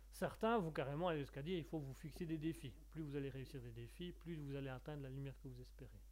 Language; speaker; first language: French; native; French